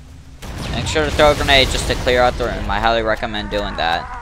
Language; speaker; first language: English; native; English